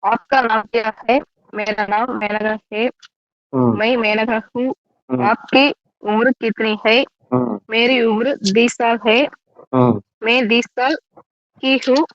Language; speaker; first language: Hindi; non-native, learner; Tamil